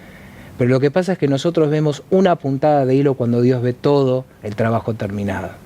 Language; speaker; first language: Spanish; native; Spanish